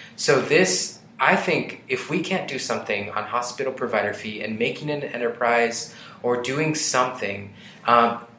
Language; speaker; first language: English; native; English